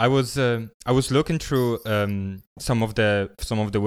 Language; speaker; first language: English; non-native, fluent; Polish